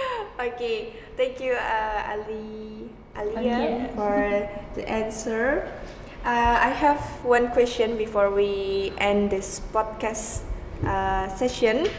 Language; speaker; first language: English; non-native, learner; Indonesian